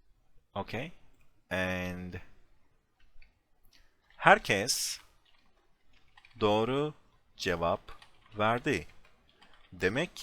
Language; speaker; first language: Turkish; non-native, fluent; English